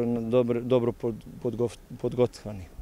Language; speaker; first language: Bulgarian; non-native, learner; Serbian